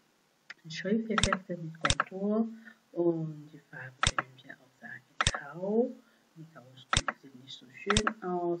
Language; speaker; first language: German; non-native, fluent; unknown